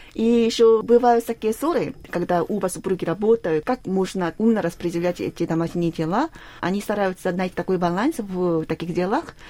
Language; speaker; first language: Russian; non-native, fluent; Korean